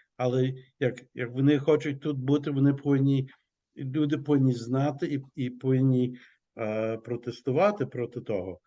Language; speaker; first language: Ukrainian; early bilingual, heritage; Ukrainian